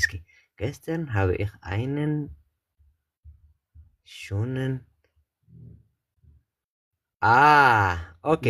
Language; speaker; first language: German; non-native, learner; Amharic